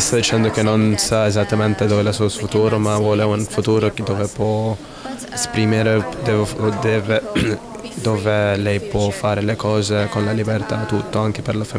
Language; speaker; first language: Italian; non-native, fluent; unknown